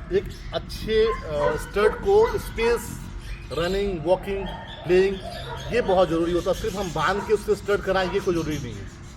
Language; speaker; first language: Hindi; native; Hindi